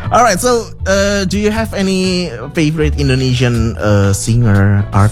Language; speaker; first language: English; non-native, fluent; Indonesian